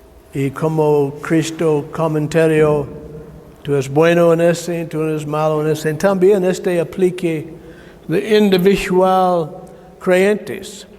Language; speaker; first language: Spanish; non-native, learner; English